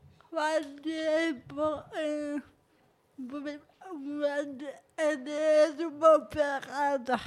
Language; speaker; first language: Spanish; non-native, learner; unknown